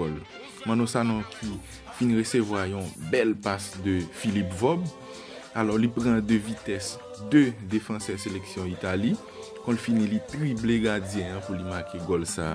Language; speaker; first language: French; non-native, learner; Haitian Creole